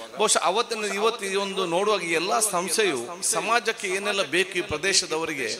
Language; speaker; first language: Kannada; non-native, local second language; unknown